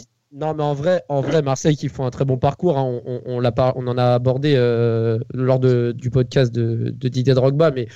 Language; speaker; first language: French; native; French